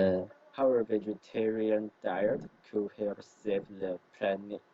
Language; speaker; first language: English; non-native, learner; Chinese